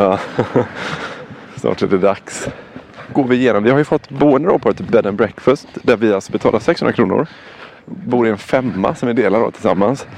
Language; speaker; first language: Swedish; native; Swedish